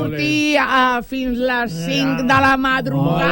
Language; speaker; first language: Catalan; non-native, local second language; Spanish